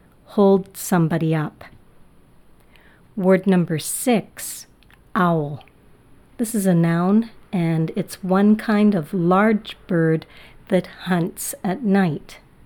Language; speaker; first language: English; native; English